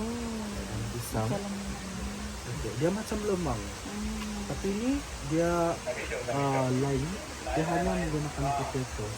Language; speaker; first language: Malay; non-native, local second language; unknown